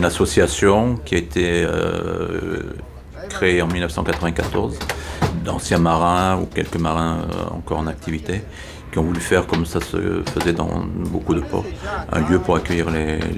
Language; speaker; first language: French; native; French